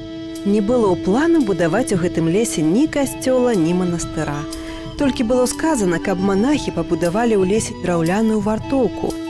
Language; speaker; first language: Belarusian; native; Belarusian